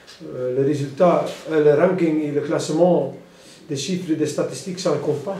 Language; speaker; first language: French; non-native, local second language; Dutch